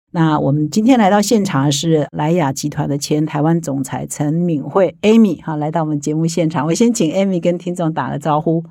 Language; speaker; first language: Chinese; native; Chinese